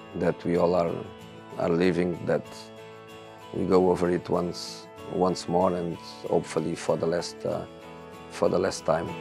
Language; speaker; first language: English; non-native, fluent; Portuguese